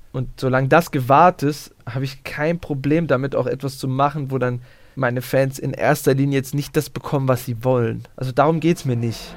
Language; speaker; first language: German; early bilingual, other home language; Bosnian